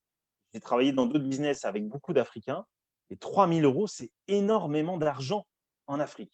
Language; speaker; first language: French; native; French